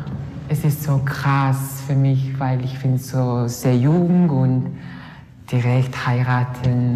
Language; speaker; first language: German; non-native, learner; Mongolian